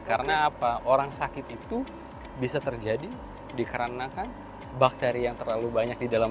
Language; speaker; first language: Indonesian; native; Indonesian